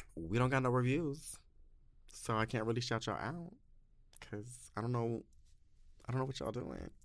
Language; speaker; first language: English; native; English